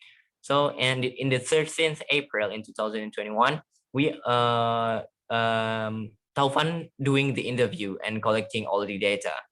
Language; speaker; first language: English; non-native, fluent; Indonesian